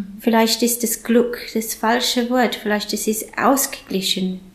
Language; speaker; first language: German; non-native, fluent; English